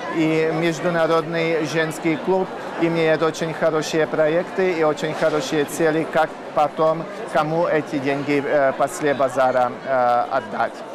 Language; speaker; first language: Russian; non-native, fluent; Czech